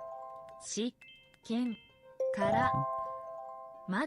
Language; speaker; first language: Japanese; non-native, learner; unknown